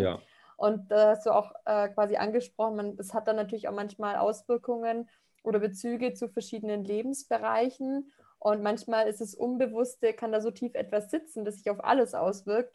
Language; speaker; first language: German; native; German